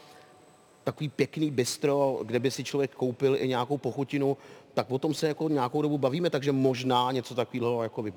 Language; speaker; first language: Czech; native; Czech